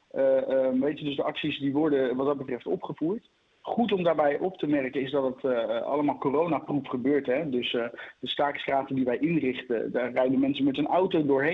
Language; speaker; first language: Dutch; native; Dutch